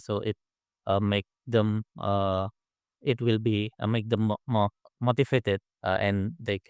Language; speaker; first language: English; non-native, learner; Indonesian